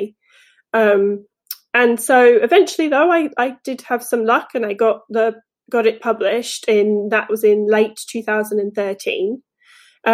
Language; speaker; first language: English; native; English